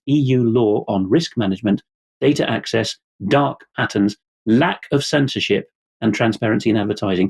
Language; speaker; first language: English; non-native, fluent; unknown